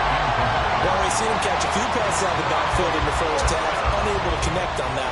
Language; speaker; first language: English; native; English